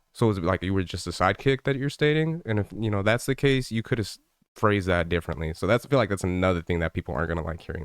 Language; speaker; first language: English; native; English